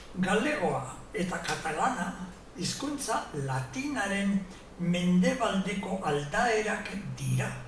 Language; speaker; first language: Basque; non-native, local second language; Spanish